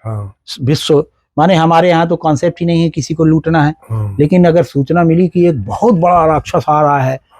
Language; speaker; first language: Hindi; native; Hindi